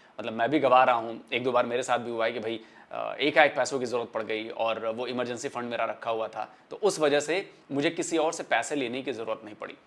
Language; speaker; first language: Hindi; non-native, local second language; Bhojpuri